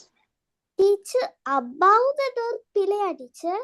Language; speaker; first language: English; non-native, learner; Tamil